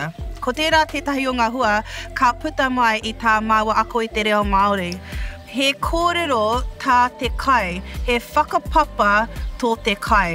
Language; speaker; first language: Māori; non-native, local second language; English